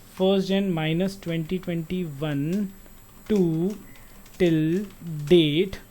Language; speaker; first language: Hindi; non-native, local second language; Marwari